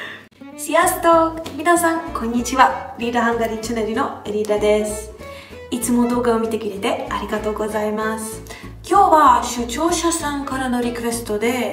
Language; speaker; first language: Japanese; non-native, fluent; Hungarian